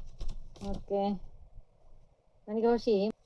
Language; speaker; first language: Japanese; non-native, fluent; Filipino